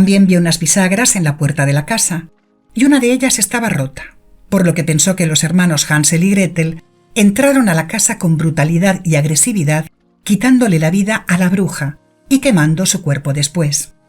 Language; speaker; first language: Spanish; native; Spanish